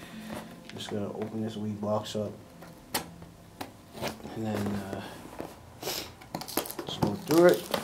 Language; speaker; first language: English; native; English